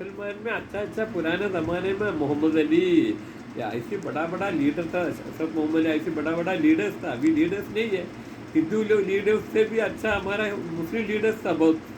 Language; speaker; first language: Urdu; non-native, local second language; Malayalam